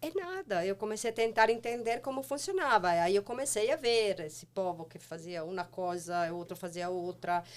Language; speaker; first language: Portuguese; non-native, fluent; Italian